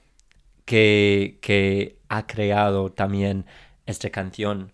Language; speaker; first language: Spanish; non-native, fluent; English